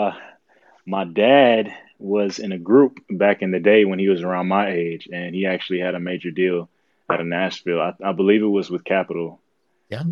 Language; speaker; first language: English; native; English